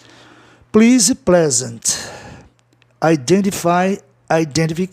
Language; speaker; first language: English; non-native, fluent; Portuguese